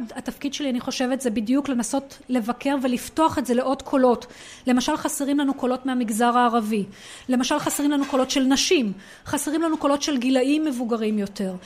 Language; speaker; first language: Hebrew; non-native, local second language; Arabic